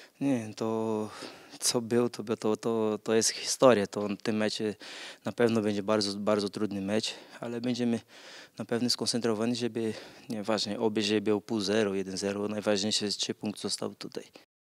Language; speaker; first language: Polish; non-native, learner; Portuguese